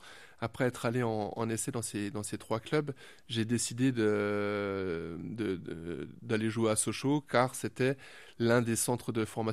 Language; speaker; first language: French; native; French